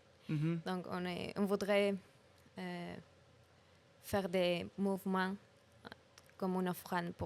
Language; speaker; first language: French; non-native, learner; Spanish